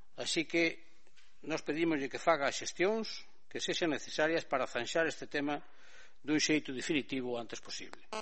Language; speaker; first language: Galician; native; Galician